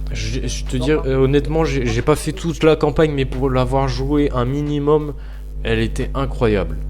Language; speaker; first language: French; native; French